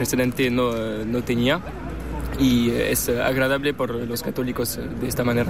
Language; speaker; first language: Spanish; non-native, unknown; French